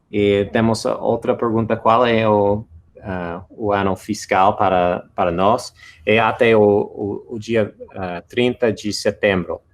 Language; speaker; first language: Portuguese; non-native, fluent; English